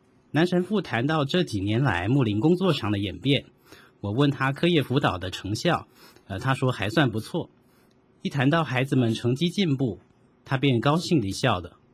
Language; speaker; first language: Chinese; native; Chinese